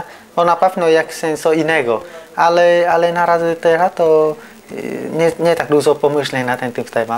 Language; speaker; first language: Polish; non-native, learner; Vietnamese